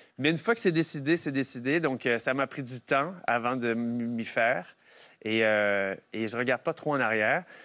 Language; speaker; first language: French; native; French